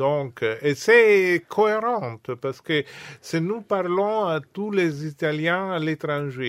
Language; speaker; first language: French; non-native, fluent; Italian